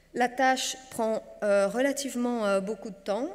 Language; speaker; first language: French; non-native, fluent; Portuguese